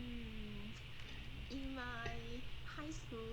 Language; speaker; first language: English; non-native, learner; Chinese